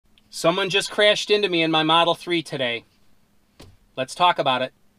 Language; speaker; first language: English; native; English